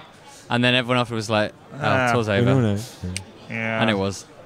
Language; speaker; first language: English; native; English